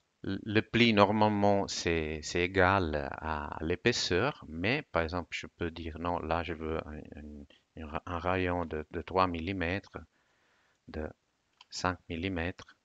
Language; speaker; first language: French; non-native, fluent; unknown